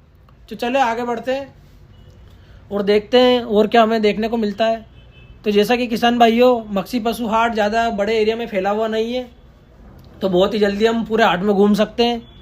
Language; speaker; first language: Hindi; native; Hindi